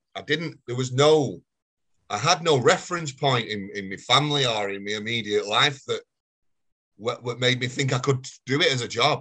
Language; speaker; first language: English; native; English